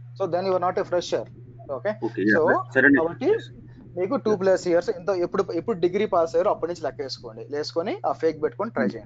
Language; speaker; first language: Telugu; native; Telugu